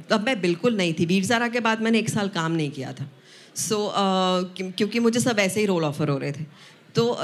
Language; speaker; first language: Hindi; non-native, local second language; Punjabi